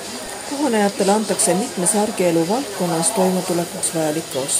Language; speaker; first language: Estonian; native; Estonian